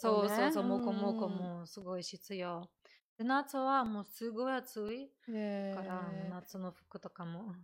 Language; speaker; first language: Japanese; non-native, fluent; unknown